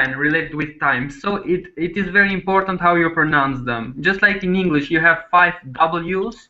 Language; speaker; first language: English; non-native, fluent; Albanian